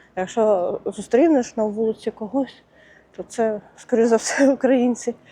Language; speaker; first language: Ukrainian; non-native, local second language; Russian